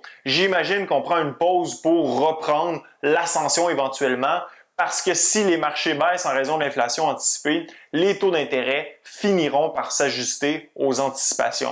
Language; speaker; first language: French; native; French